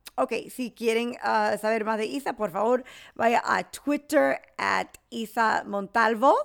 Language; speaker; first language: Spanish; early bilingual, heritage; English